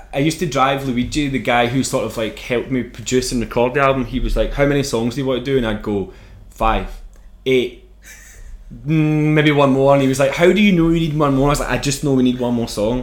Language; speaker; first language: English; native; English